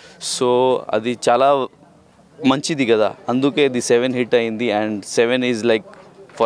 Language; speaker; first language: Telugu; non-native, learner; Hindi